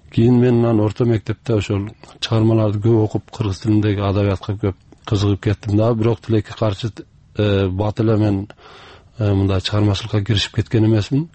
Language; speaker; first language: Kyrgyz; early bilingual, heritage; Kyrgyz